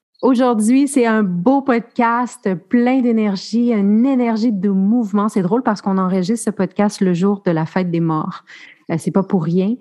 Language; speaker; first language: French; native; French